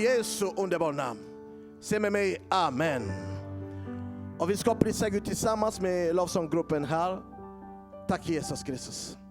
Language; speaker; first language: Swedish; non-native, learner; Lingala